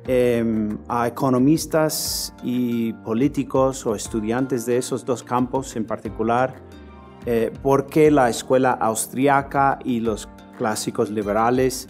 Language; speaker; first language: Spanish; non-native, fluent; English